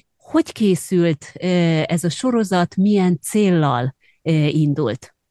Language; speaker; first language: Hungarian; native; Hungarian